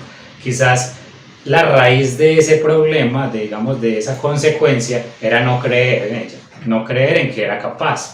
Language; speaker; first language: Spanish; native; Spanish